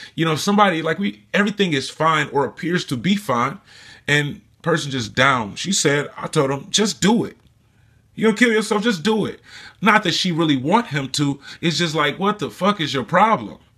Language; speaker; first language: English; native; English